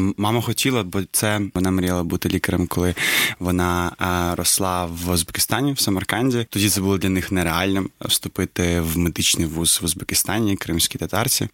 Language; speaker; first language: Ukrainian; non-native, local second language; Crimean Tatar